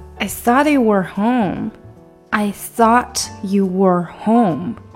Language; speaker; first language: English; non-native, fluent; Chinese